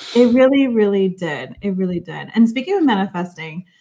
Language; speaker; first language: English; early bilingual, other home language; Spanish